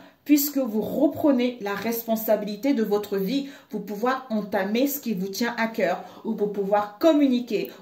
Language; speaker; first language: French; native; French